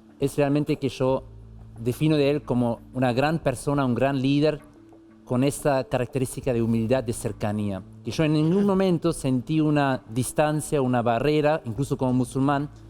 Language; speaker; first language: Spanish; non-native, fluent; German